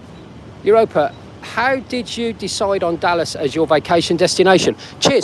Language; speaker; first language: English; native; English